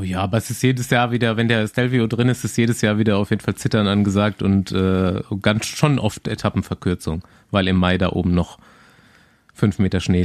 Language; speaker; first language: German; native; German